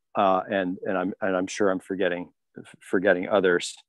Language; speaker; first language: English; native; English